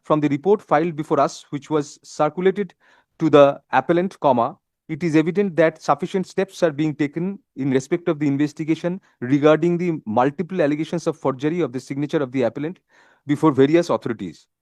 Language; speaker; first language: English; non-native, local second language; Bangla